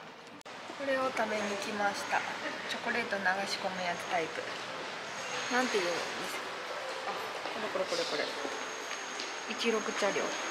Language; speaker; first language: Japanese; native; Japanese